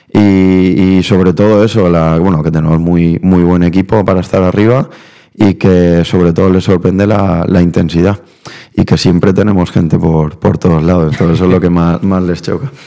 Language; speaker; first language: Spanish; native; Spanish